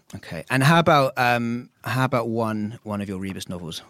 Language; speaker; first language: English; native; English